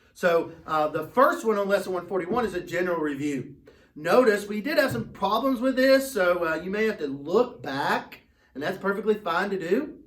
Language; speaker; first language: English; native; English